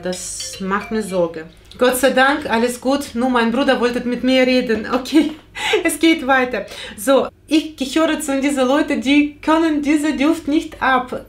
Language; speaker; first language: German; non-native, fluent; Russian